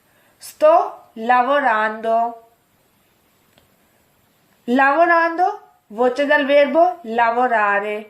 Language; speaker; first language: Italian; non-native, fluent; Urdu